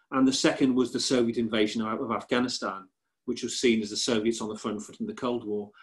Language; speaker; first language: English; native; English